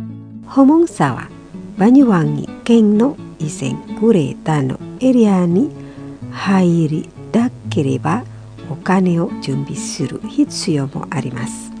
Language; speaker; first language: Japanese; non-native, fluent; Indonesian